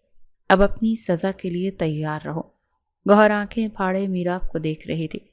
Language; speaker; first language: Urdu; native; Urdu